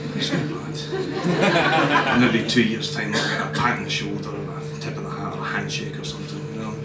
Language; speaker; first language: English; native; English